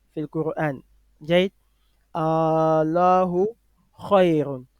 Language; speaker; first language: Arabic; non-native, fluent; French